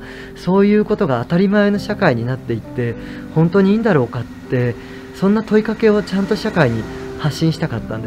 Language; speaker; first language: Japanese; native; Japanese